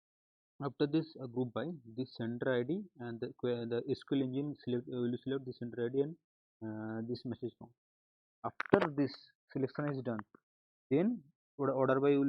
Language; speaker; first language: English; non-native, local second language; Hindi